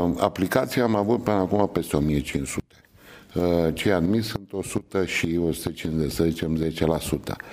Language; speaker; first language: Romanian; native; Romanian